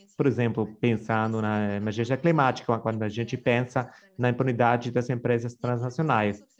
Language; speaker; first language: Portuguese; non-native, fluent; Spanish